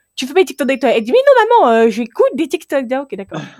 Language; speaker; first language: French; non-native, local second language; Fang